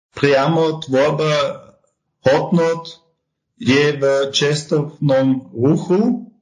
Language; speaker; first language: Slovak; non-native, learner; German